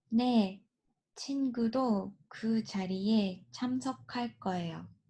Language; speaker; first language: Korean; non-native, learner; Japanese